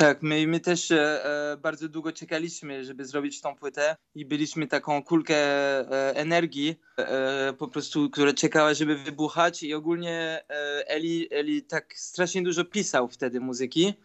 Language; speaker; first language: Polish; early bilingual, heritage; Polish